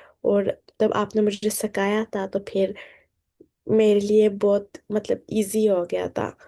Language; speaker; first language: Hindi; early bilingual, heritage; Hindi